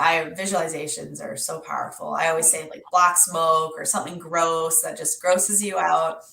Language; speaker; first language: English; native; English